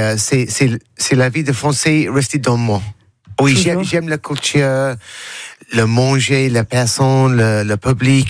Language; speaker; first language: French; non-native, learner; English